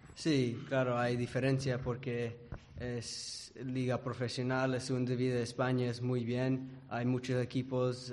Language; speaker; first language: Spanish; early bilingual, heritage; English